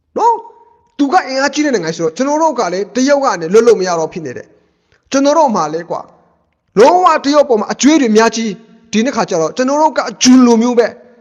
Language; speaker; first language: Burmese; native; Burmese